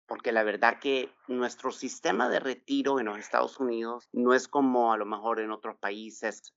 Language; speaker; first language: Spanish; native; Spanish